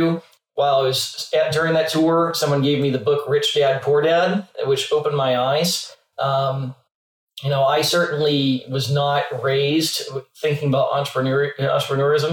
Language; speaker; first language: English; native; English